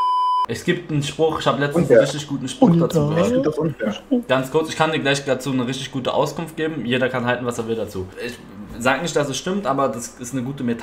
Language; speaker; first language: German; native; German